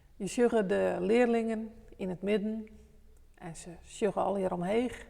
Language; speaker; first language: Dutch; non-native, local second language; Western Frisian